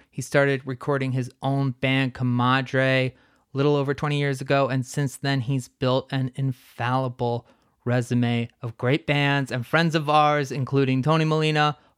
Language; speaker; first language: English; native; English